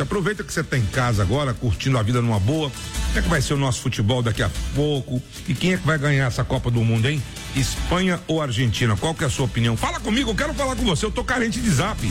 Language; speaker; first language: Portuguese; native; Portuguese